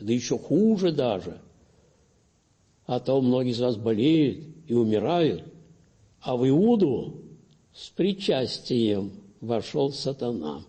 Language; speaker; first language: Russian; native; Russian